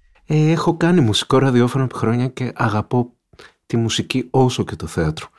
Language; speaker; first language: Greek; native; Greek